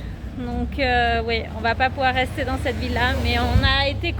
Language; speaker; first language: French; native; French